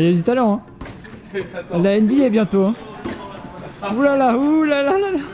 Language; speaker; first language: French; native; French